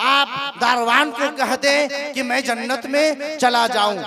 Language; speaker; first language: Urdu; non-native, local second language; Bangla